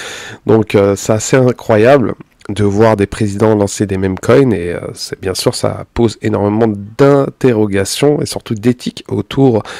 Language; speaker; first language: French; native; French